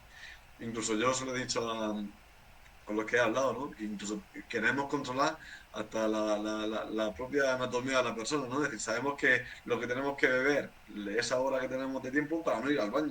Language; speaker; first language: Spanish; native; Spanish